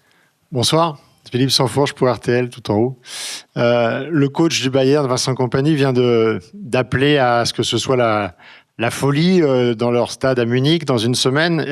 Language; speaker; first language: French; native; French